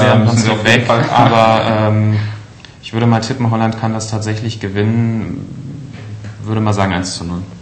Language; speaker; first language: German; native; German